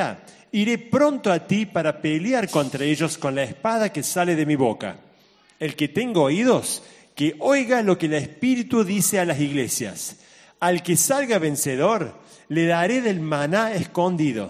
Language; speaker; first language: Spanish; native; Spanish